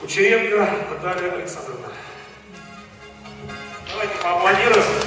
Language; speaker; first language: Russian; native; Russian